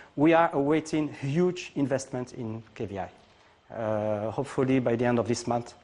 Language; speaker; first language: English; non-native, fluent; Arabic